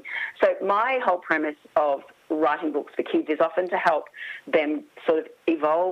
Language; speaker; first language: English; native; English